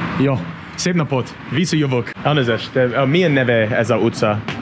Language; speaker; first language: Hungarian; non-native, learner; English